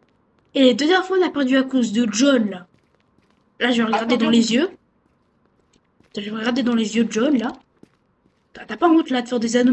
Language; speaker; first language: French; native; French